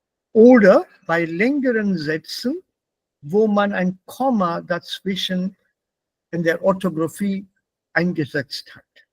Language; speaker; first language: German; non-native, fluent; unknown